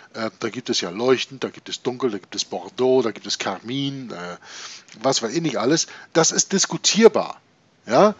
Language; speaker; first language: German; native; German